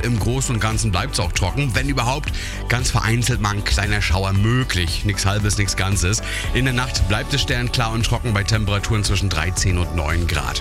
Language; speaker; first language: German; native; German